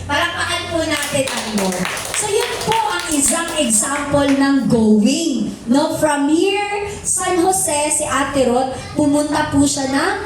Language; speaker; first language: Filipino; non-native, local second language; Aklanon